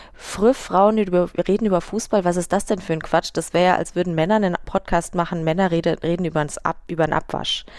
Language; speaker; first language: German; native; German